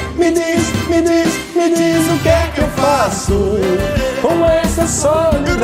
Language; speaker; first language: Portuguese; native; Portuguese